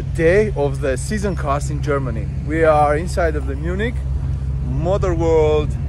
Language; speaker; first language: English; non-native, learner; Greek